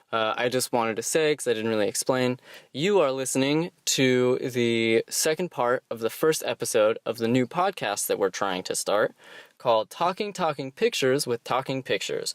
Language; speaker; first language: English; native; English